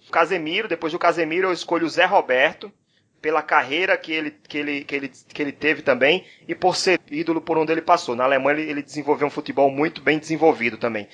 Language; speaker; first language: Portuguese; native; Portuguese